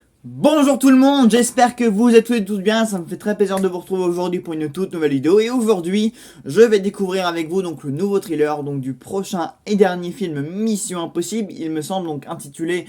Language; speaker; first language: French; native; French